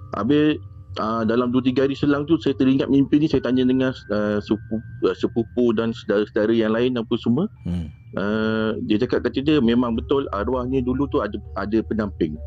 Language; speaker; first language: Malay; native; Malay